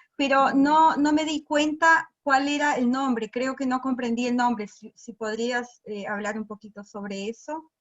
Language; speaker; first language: Spanish; early bilingual, other home language; Portuguese